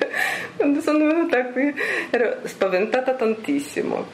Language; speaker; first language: Italian; non-native, learner; Russian